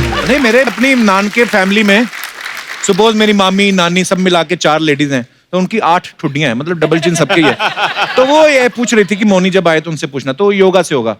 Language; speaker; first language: Hindi; non-native, local second language; Punjabi